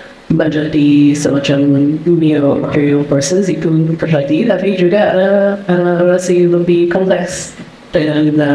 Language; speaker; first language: Indonesian; non-native, fluent; English